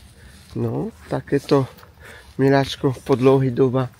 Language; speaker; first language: Czech; non-native, learner; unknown